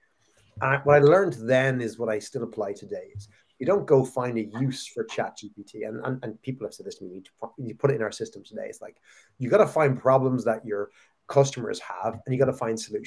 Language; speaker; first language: English; native; English